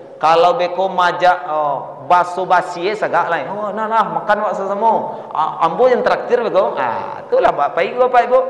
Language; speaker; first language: Malay; non-native, local second language; Minangkabau